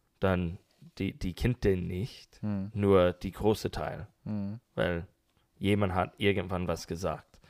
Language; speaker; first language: German; non-native, learner; English